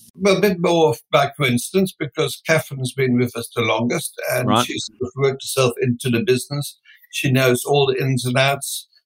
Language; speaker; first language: English; non-native, fluent; Dutch